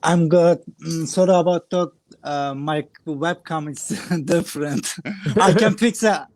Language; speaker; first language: English; non-native, learner; Kurdish